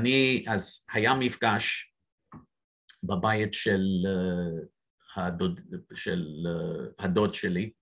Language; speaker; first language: Hebrew; non-native, fluent; English